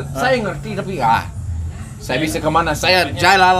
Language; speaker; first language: Indonesian; non-native, fluent; English